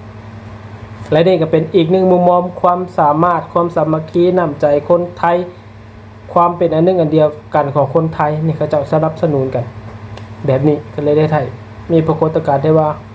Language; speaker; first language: Thai; non-native, local second language; Lao